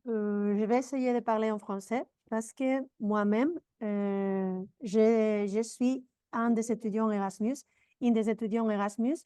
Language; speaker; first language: French; non-native, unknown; Spanish